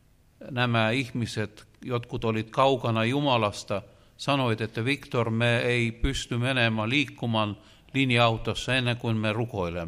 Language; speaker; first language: Finnish; non-native, learner; Russian